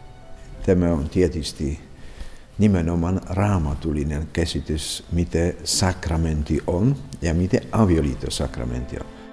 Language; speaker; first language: Finnish; non-native, fluent; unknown